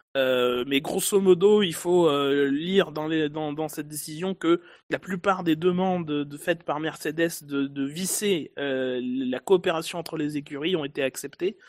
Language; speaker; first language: French; native; French